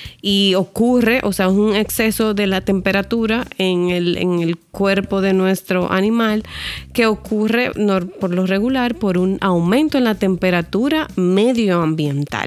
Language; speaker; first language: Spanish; native; Spanish